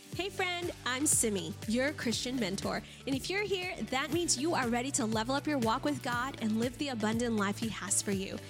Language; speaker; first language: English; early bilingual, other home language; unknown